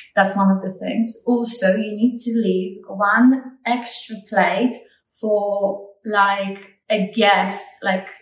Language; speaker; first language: English; non-native, fluent; Polish